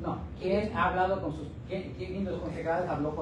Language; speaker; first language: Spanish; native; Spanish